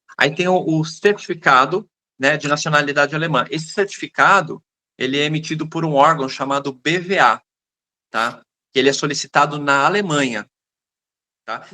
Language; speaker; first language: Portuguese; native; Portuguese